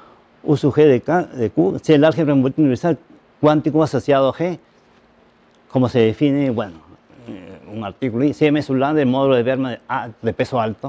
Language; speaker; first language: Spanish; native; Spanish